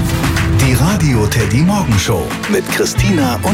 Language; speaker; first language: German; native; German